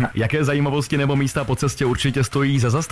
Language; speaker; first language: Czech; native; Czech